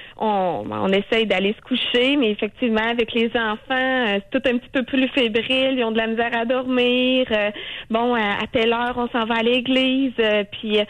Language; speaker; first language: French; native; French